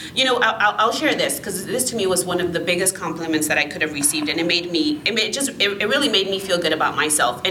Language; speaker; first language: English; early bilingual, other home language; Spanish